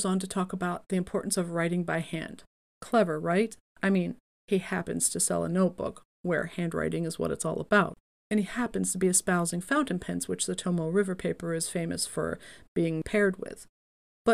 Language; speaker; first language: English; native; English